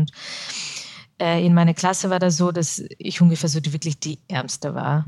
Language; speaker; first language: German; early bilingual, other home language; Russian